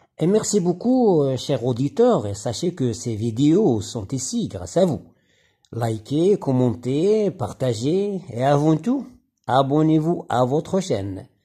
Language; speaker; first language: French; non-native, local second language; Arabic